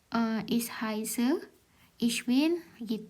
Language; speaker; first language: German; non-native, learner; Indonesian